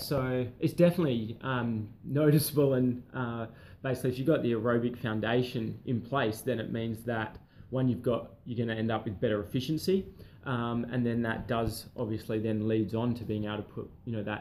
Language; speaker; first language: English; native; English